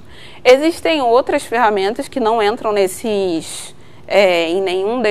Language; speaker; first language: Portuguese; native; Portuguese